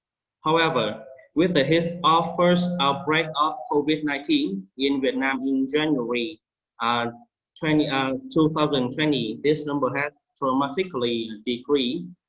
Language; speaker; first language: English; non-native, fluent; Vietnamese